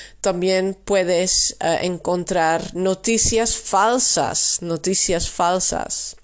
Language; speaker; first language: Spanish; non-native, fluent; Dutch